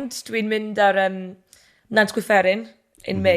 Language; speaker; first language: Welsh; non-native, learner; English